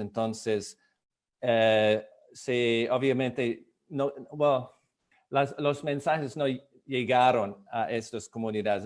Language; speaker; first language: Spanish; non-native, fluent; English